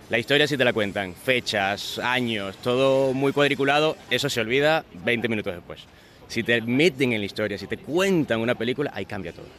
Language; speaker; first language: Spanish; native; Spanish